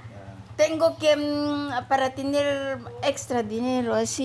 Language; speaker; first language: Spanish; non-native, learner; Filipino